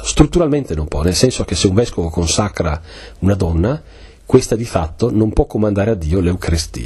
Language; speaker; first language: Italian; native; Italian